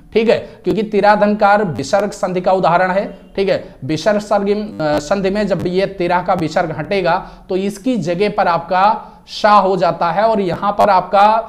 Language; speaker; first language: Hindi; native; Hindi